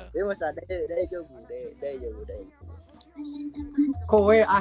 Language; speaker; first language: Japanese; non-native, local second language; Indonesian